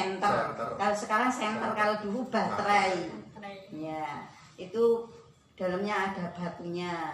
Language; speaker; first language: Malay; non-native, local second language; Javanese